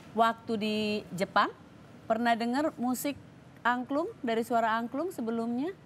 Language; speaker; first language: Indonesian; native; Indonesian